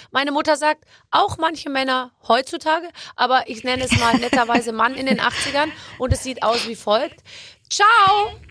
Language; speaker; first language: German; native; German